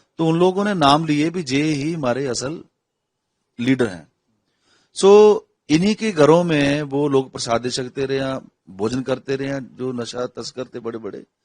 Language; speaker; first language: Hindi; non-native, local second language; Punjabi